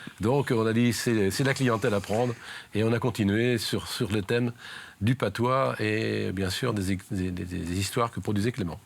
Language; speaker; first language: French; native; French